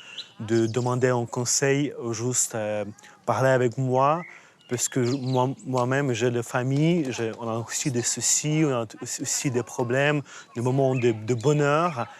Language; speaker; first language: French; non-native, fluent; Ukrainian